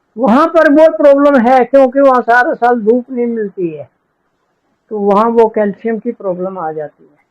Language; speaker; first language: Hindi; native; Hindi